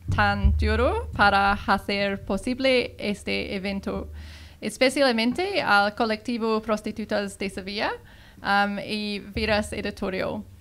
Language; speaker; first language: Spanish; non-native, learner; English